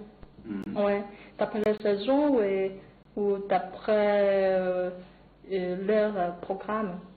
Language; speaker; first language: French; non-native, learner; Chinese